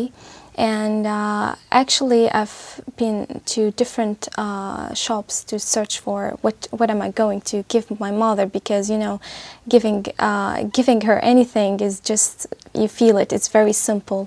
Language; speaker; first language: English; non-native, fluent; Arabic